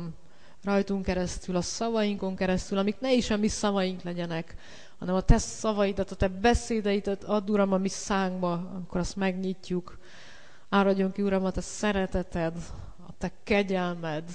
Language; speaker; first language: Hungarian; native; Hungarian